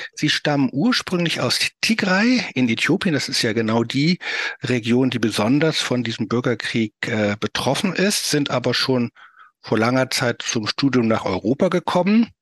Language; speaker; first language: German; native; German